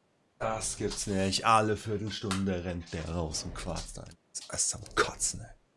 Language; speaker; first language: German; native; German